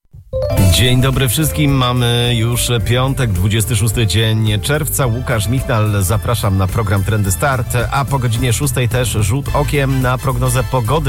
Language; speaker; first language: Polish; native; Polish